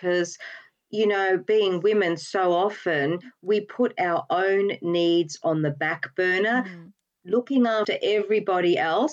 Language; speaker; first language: English; native; English